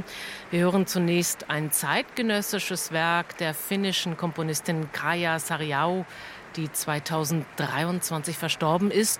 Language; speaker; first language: German; native; German